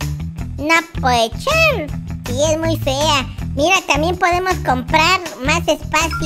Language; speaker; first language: Spanish; native; Spanish